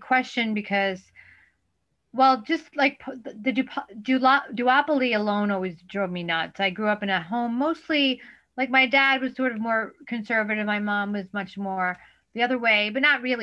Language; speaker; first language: English; native; English